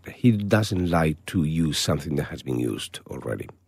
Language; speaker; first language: English; non-native, fluent; Spanish